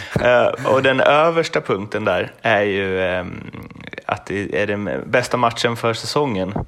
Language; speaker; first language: Swedish; native; Swedish